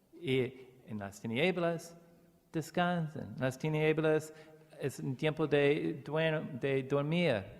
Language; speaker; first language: Spanish; non-native, learner; English